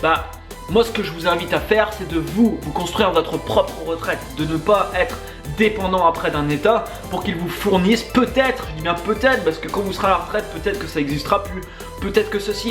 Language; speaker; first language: French; native; French